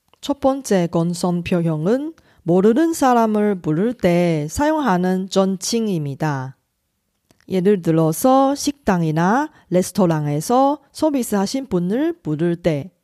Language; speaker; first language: Korean; non-native, fluent; Chinese